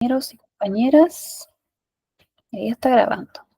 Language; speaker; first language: Spanish; native; Spanish